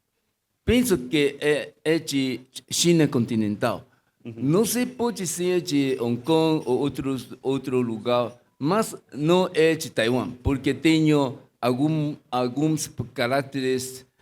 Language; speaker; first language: Portuguese; non-native, learner; Spanish